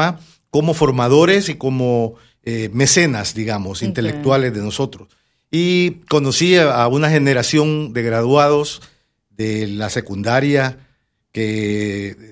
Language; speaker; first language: Spanish; native; Spanish